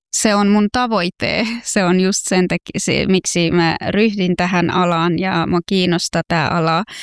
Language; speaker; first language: Finnish; non-native, fluent; Persian